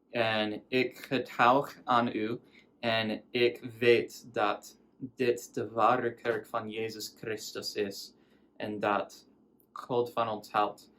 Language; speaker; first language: Dutch; non-native, learner; English